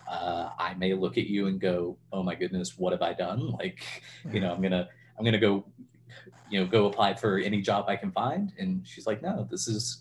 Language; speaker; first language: English; native; English